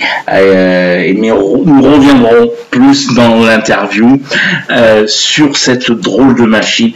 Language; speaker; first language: French; native; French